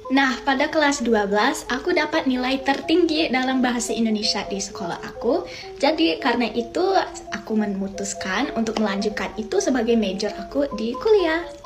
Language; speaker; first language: Indonesian; non-native, fluent; English